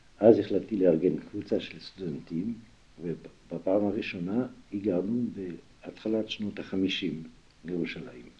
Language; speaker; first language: Hebrew; non-native, fluent; French